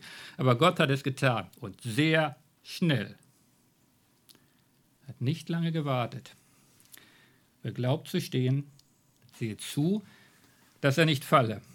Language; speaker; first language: German; native; German